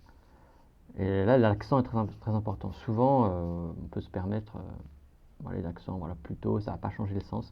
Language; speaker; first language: French; native; French